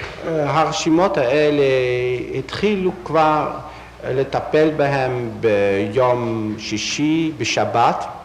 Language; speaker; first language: Hebrew; non-native, fluent; Dutch